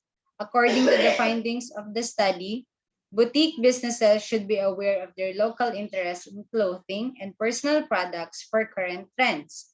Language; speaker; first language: English; non-native, local second language; Filipino